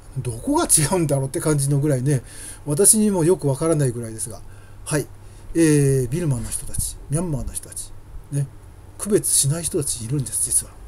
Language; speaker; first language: Japanese; native; Japanese